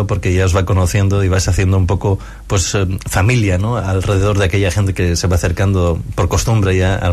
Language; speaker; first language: Spanish; native; Spanish